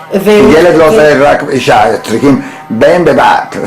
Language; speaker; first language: Hebrew; non-native, learner; Spanish